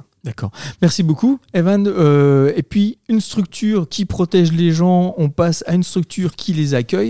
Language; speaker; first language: French; native; French